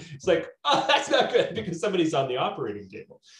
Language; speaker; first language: English; native; English